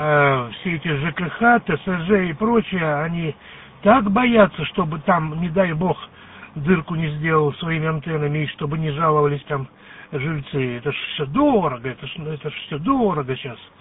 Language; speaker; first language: Russian; native; Russian